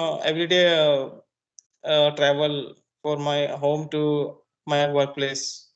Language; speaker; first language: English; non-native, learner; Marathi